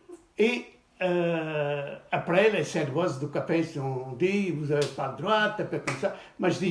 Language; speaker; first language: French; non-native, fluent; Portuguese